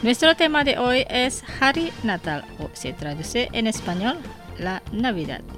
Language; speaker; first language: Spanish; non-native, fluent; Indonesian